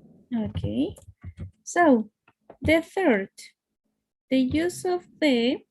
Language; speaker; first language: English; non-native, fluent; Spanish